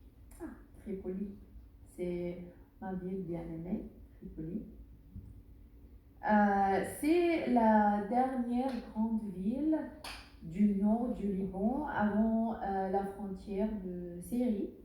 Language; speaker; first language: French; non-native, learner; Arabic